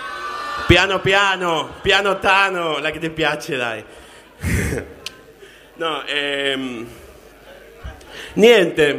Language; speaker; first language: Italian; non-native, learner; Spanish